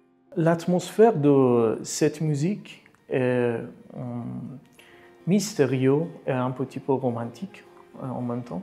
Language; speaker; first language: French; non-native, learner; Persian